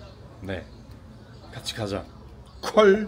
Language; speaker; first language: Korean; non-native, fluent; German